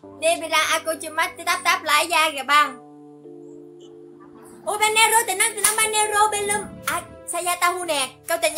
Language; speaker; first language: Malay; non-native, learner; Vietnamese